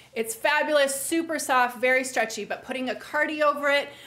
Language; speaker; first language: English; native; English